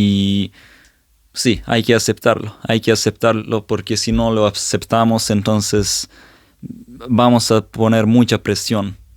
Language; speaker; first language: Spanish; non-native, fluent; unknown